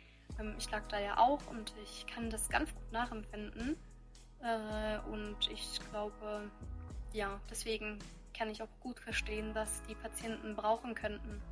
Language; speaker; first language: German; early bilingual, other home language; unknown